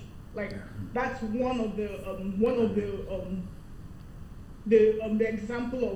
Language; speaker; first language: English; non-native, local second language; Igbo